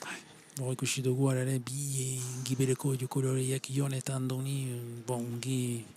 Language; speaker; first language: Basque; native; Basque